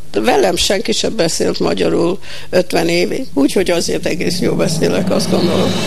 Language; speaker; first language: Hungarian; early bilingual, heritage; Hungarian